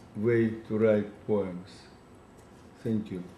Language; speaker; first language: English; non-native, learner; Russian